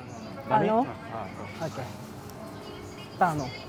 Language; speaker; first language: French; non-native, learner; Japanese